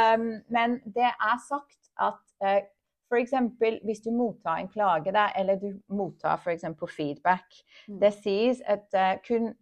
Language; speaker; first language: Norwegian; non-native, fluent; English